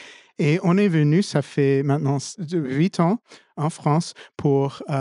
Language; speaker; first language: French; non-native, fluent; English